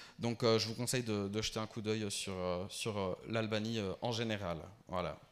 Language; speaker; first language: French; early bilingual, other home language; Albanian